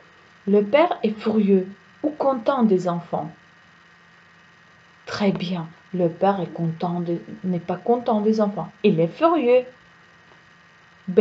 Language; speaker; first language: French; non-native, fluent; Uzbek